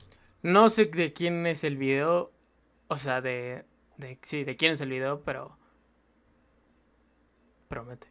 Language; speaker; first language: Spanish; native; Spanish